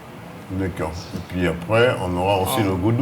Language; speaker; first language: French; native; French